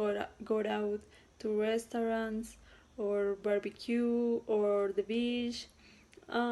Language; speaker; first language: English; non-native, learner; Spanish